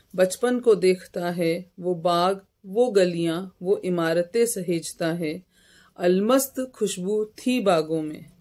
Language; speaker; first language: Hindi; native; Hindi